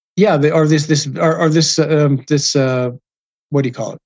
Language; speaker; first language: English; native; English